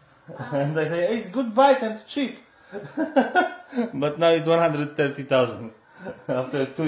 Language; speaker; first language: English; non-native, learner; Polish